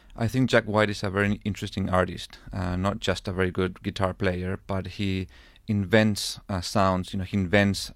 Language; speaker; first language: English; non-native, fluent; Spanish